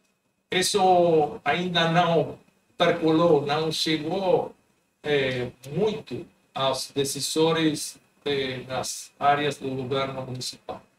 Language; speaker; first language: Portuguese; non-native, fluent; Spanish